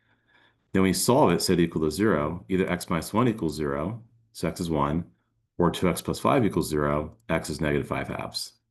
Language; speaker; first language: English; native; English